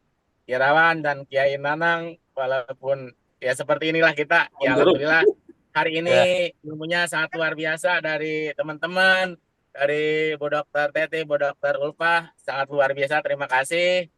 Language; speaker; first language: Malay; non-native, local second language; Sundanese